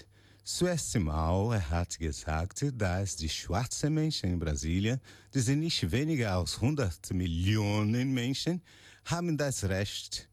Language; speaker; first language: German; non-native, learner; Portuguese